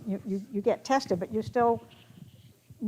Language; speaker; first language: English; native; English